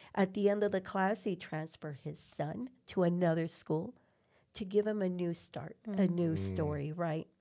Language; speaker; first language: English; non-native, fluent; Spanish